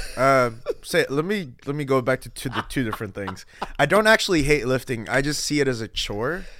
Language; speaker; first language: English; early bilingual, other home language; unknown